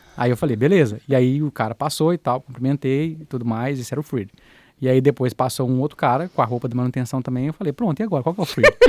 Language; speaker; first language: Portuguese; native; Portuguese